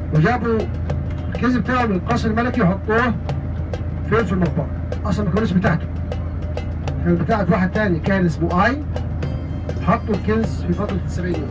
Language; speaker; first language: Arabic; native; Arabic